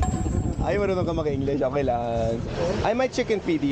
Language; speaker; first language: Filipino; non-native, learner; English